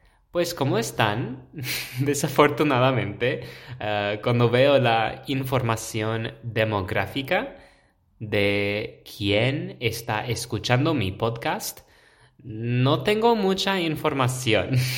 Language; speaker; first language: Spanish; non-native, fluent; English